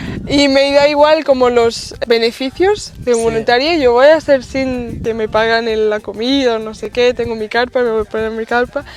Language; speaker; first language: Spanish; non-native, fluent; German